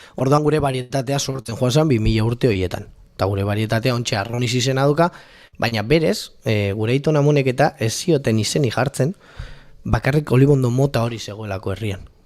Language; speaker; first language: Basque; native; Basque